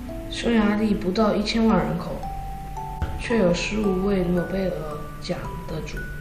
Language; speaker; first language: Chinese; non-native, learner; Hungarian